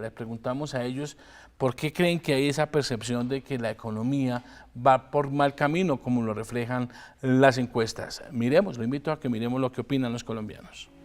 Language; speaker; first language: Spanish; native; Spanish